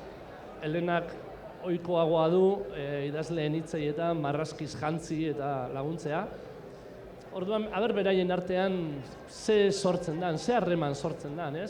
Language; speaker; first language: Basque; native; Basque